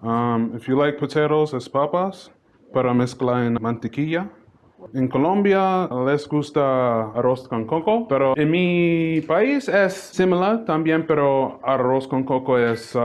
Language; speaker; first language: Spanish; non-native, learner; English